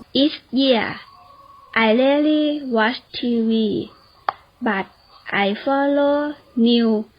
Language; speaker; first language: English; non-native, learner; Thai